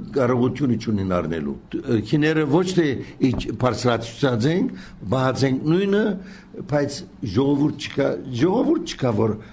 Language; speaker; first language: Armenian; early bilingual, heritage; Armenian